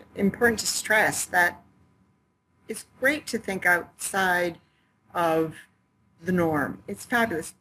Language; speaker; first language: English; native; English